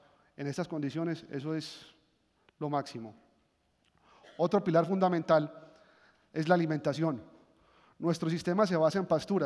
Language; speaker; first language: Spanish; native; Spanish